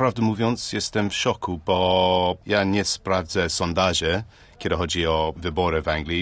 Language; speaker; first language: Polish; non-native, learner; English